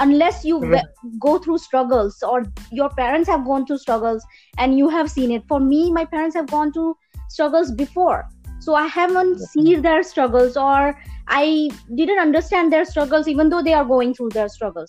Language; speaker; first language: English; non-native, local second language; Gujarati